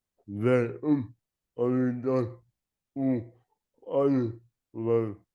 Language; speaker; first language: English; non-native, learner; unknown